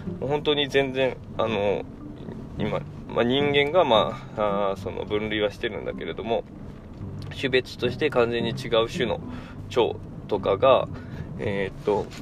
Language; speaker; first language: Japanese; native; Japanese